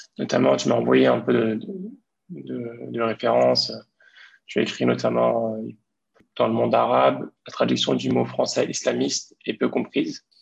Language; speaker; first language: French; native; French